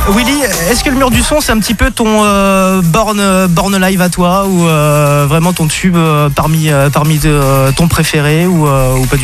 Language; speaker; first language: French; native; French